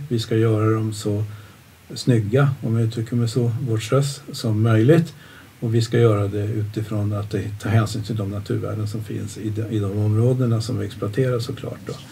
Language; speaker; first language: Swedish; native; Swedish